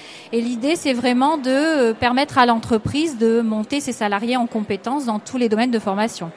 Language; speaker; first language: French; native; French